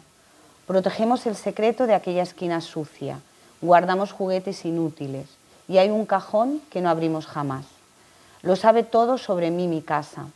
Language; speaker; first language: Spanish; native; Spanish